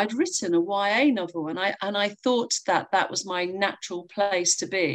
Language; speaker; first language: English; native; English